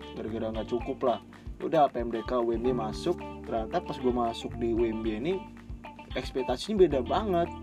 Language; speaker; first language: Indonesian; native; Indonesian